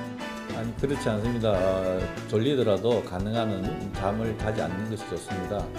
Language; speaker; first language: Korean; native; Korean